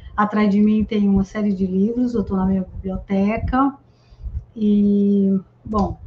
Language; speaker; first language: Portuguese; native; Portuguese